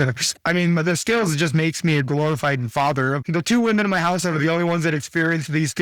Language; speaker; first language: English; native; English